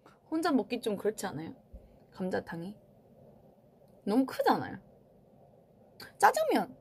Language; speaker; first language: Korean; non-native, fluent; Chinese